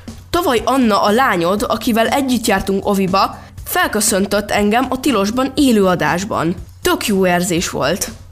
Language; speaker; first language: Hungarian; native; Hungarian